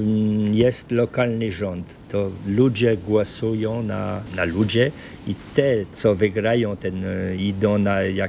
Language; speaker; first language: Polish; early bilingual, heritage; Polish